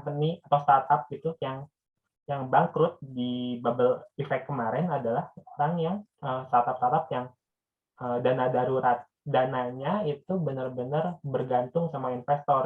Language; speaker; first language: Indonesian; native; Indonesian